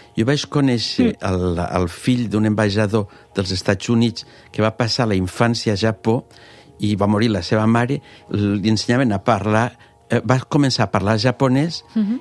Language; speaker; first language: Catalan; native; Catalan